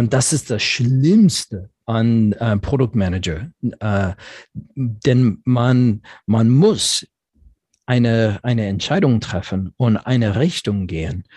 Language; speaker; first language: German; non-native, fluent; English